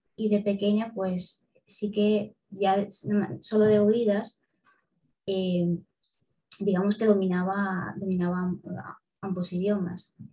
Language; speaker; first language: Spanish; early bilingual, other home language; Russian